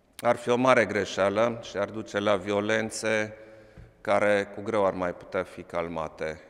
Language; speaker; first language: Romanian; non-native, local second language; German